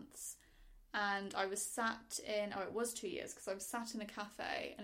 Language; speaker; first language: English; native; English